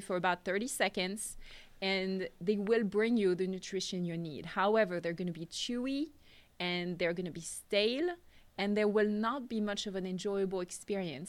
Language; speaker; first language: English; non-native, fluent; French